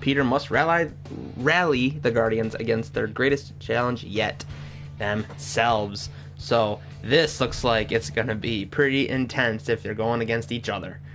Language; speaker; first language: English; native; English